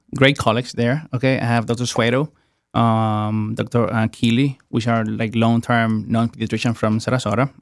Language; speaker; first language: English; non-native, fluent; Spanish